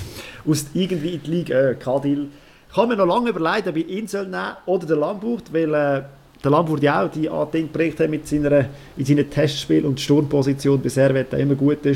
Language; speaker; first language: German; native; German